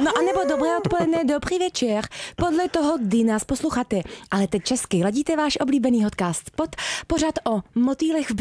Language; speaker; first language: Czech; native; Czech